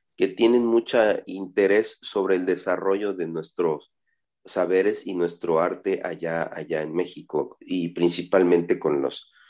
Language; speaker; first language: Spanish; native; Spanish